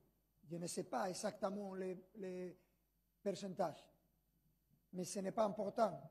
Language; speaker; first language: French; non-native, fluent; Spanish